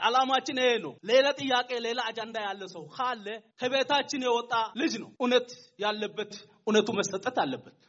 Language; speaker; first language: Amharic; non-native, local second language; Sidamo